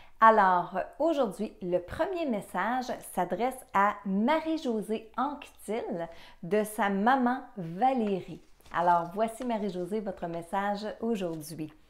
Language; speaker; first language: French; native; French